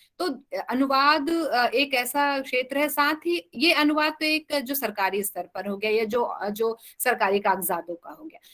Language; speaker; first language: Hindi; native; Hindi